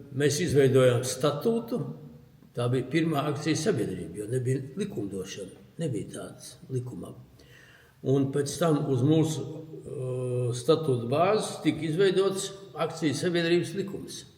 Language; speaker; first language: Latvian; non-native, local second language; Russian